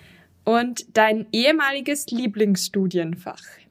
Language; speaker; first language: German; native; German